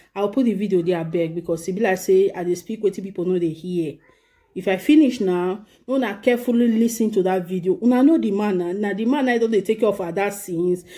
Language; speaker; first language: Nigerian Pidgin; native; Nigerian Pidgin